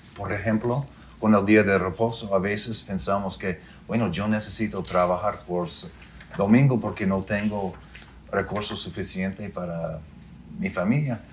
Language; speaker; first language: Spanish; non-native, fluent; English